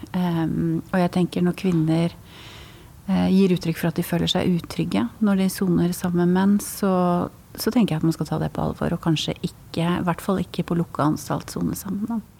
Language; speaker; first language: Norwegian; native; Norwegian